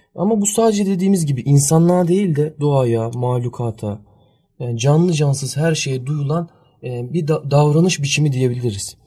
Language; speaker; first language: Turkish; early bilingual, heritage; Turkish